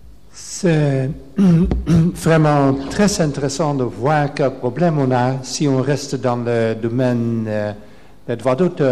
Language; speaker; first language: French; non-native, fluent; Dutch